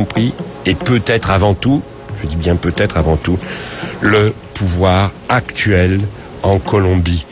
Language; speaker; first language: French; native; French